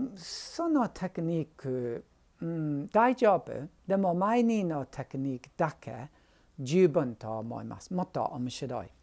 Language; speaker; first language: Japanese; non-native, learner; English